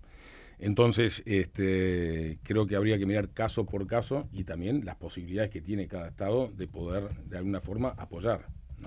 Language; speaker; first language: Spanish; native; Spanish